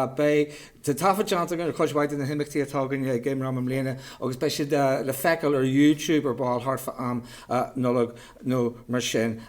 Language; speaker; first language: Irish; native; Irish